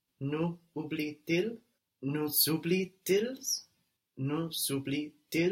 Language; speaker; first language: French; non-native, learner; English